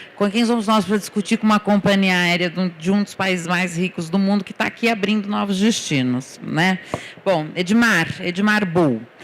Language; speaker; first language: Portuguese; native; Portuguese